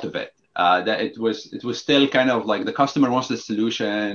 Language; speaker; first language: English; non-native, fluent; Arabic